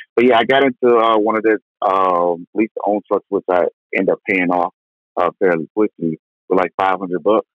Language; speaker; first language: English; native; English